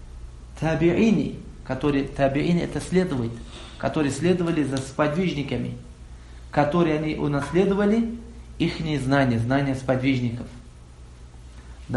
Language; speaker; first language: Russian; non-native, local second language; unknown